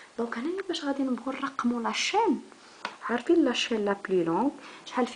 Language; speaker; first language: Arabic; native; Arabic